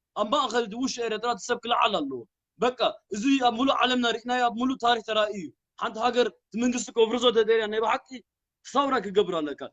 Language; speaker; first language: Tigrinya; early bilingual, heritage; Tigrinya